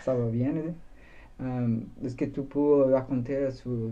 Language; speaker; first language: French; non-native, learner; Spanish